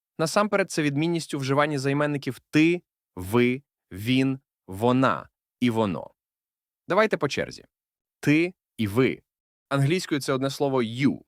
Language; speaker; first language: Ukrainian; native; Ukrainian